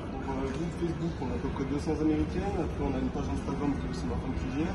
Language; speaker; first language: French; native; French